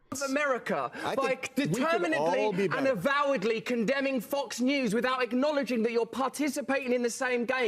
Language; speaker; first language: English; native; English